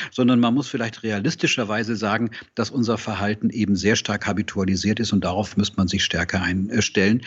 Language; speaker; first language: German; native; German